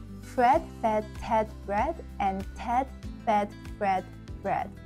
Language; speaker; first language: English; non-native, fluent; Chinese